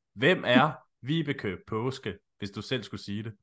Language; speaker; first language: Danish; native; Danish